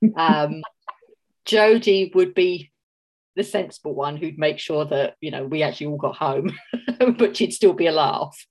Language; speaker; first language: English; native; English